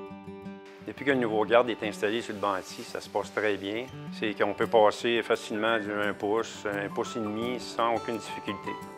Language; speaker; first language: French; native; French